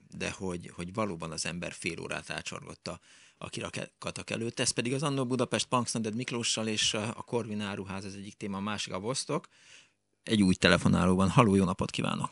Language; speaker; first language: Hungarian; native; Hungarian